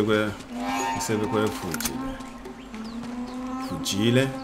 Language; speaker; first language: Italian; early bilingual, heritage; Italian